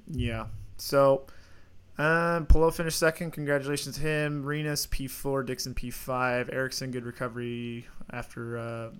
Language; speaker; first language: English; native; English